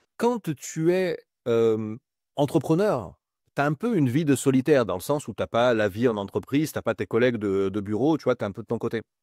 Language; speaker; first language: French; native; French